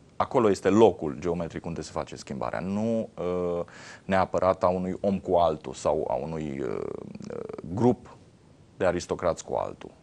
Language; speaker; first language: Romanian; native; Romanian